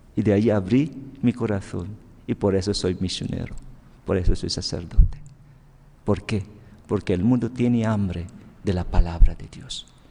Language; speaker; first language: Spanish; non-native, fluent; Filipino